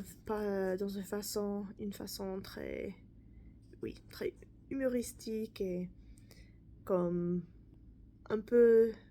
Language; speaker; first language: French; non-native, learner; English